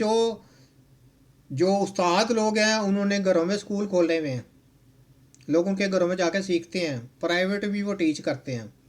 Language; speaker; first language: Urdu; non-native, local second language; Punjabi